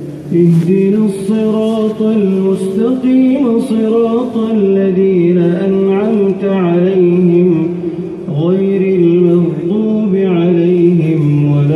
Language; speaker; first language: Arabic; native; Arabic